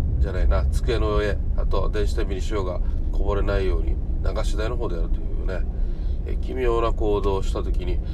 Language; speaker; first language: Japanese; native; Japanese